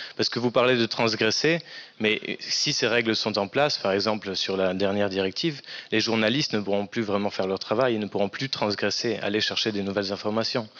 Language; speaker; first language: French; native; French